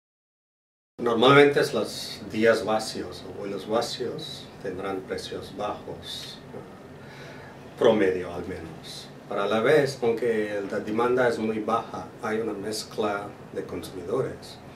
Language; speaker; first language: Spanish; non-native, fluent; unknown